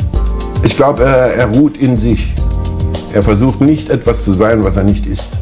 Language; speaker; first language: German; native; German